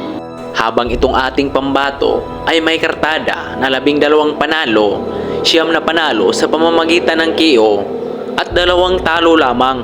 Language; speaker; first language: Filipino; native; Filipino